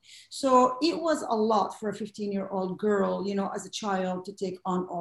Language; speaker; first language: English; non-native, fluent; Arabic